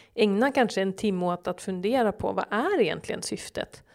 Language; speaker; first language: Swedish; early bilingual, other home language; Norwegian